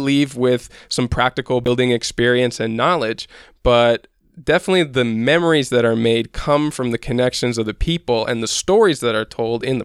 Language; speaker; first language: English; native; English